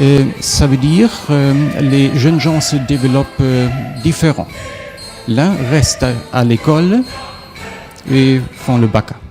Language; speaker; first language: French; non-native, fluent; German